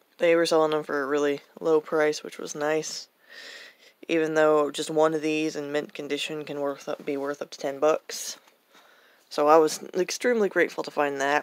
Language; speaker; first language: English; native; English